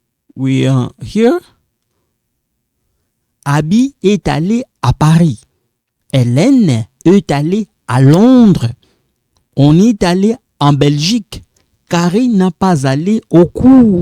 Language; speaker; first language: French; non-native, local second language; Lingala